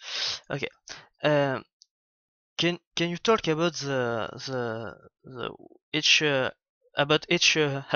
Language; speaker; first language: English; non-native, learner; French